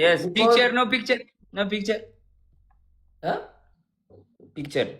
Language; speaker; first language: English; non-native, learner; Tigrinya